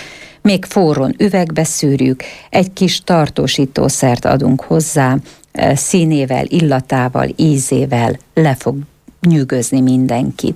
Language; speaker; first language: Hungarian; native; Hungarian